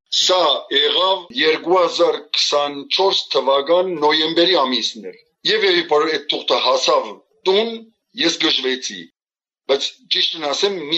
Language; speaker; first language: Armenian; early bilingual, heritage; Armenian